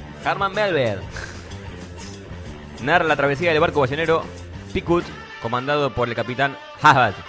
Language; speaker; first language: Spanish; native; Spanish